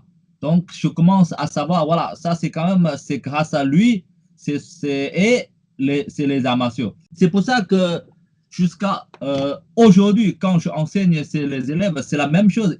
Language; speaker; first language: French; non-native, fluent; Chinese